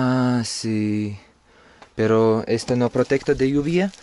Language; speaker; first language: Spanish; non-native, learner; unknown